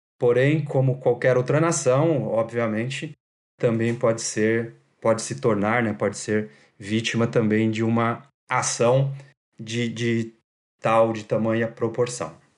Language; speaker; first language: Portuguese; native; Portuguese